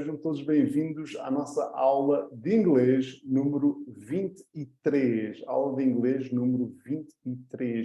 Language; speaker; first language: Portuguese; early bilingual, heritage; Portuguese